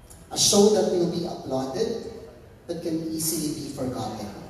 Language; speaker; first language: English; non-native, local second language; Filipino